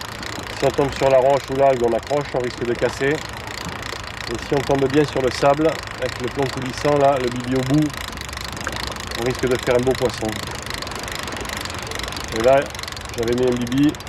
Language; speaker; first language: French; native; French